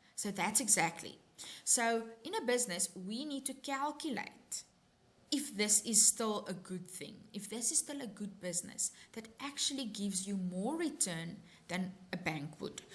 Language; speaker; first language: English; non-native, local second language; Afrikaans